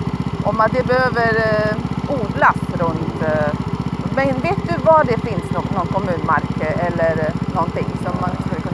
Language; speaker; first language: Swedish; non-native, fluent; Latvian